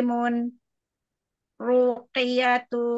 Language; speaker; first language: Arabic; non-native, learner; Indonesian